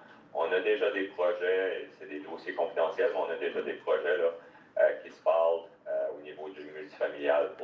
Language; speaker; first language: French; native; French